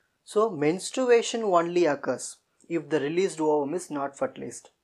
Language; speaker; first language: English; non-native, local second language; Tamil